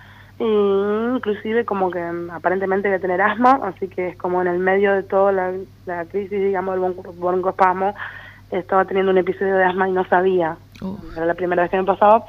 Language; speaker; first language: Spanish; native; Spanish